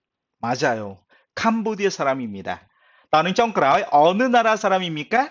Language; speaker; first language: Korean; non-native, fluent; Khmer